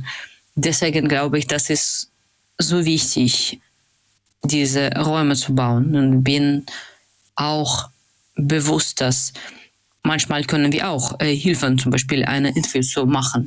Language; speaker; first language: German; non-native, fluent; Russian